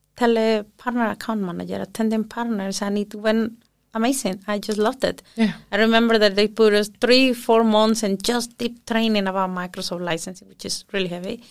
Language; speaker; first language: English; early bilingual, other home language; Spanish